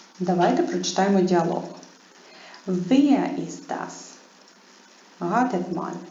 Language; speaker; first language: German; non-native, fluent; Ukrainian